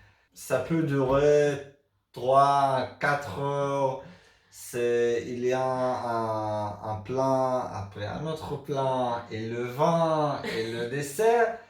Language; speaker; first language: French; non-native, learner; Hebrew